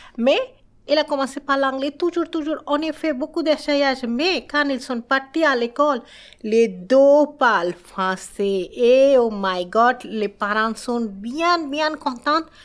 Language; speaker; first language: French; non-native, learner; Bangla